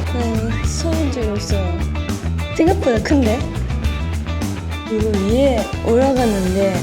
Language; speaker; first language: Korean; non-native, fluent; Japanese